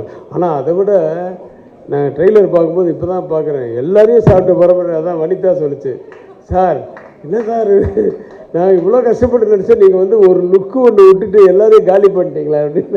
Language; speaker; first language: Tamil; native; Tamil